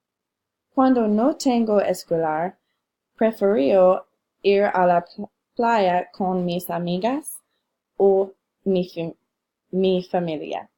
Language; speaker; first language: Spanish; non-native, learner; English